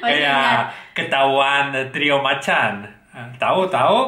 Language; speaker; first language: Indonesian; non-native, learner; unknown